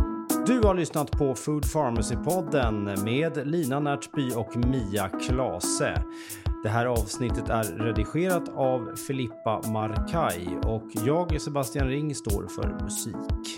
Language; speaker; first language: Swedish; native; Swedish